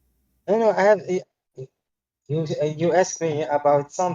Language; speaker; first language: English; non-native, learner; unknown